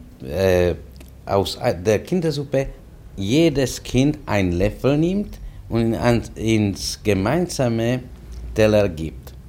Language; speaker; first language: German; non-native, fluent; Czech